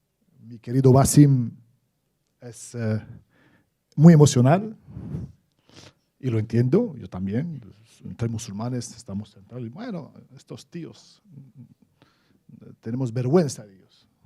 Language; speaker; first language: Spanish; non-native, fluent; Arabic